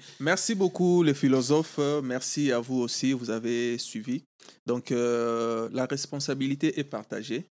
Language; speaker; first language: French; non-native, local second language; Lingala